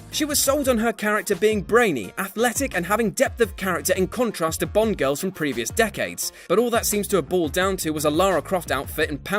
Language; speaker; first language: English; native; English